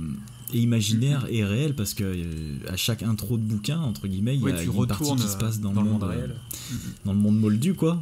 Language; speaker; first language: French; native; French